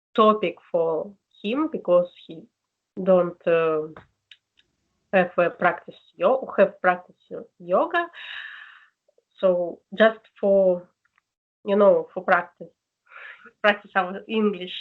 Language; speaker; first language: English; non-native, learner; Russian